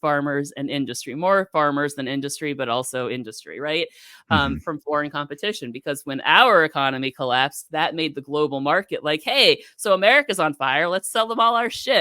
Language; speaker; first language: English; native; English